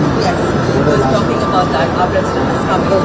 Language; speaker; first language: English; non-native, local second language; Telugu